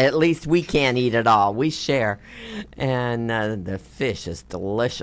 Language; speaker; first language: English; native; English